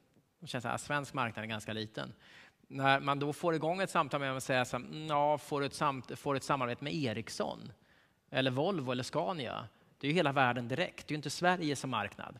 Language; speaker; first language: Swedish; native; Swedish